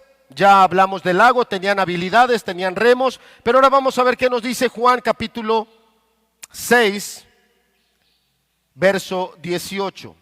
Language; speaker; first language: Spanish; native; Spanish